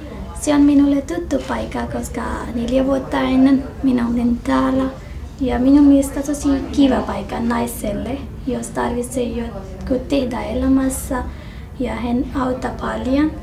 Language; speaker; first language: Finnish; non-native, learner; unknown